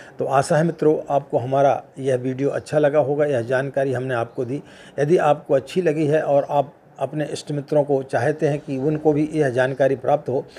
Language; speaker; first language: Hindi; native; Hindi